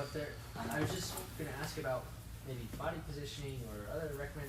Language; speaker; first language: English; native; English